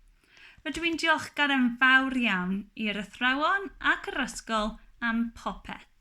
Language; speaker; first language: Welsh; non-native, local second language; English